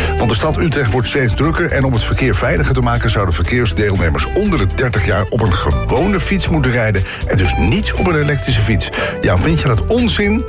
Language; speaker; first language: Dutch; native; Dutch